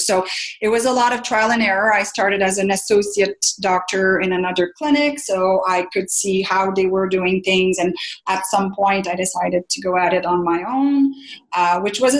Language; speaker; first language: English; non-native, fluent; French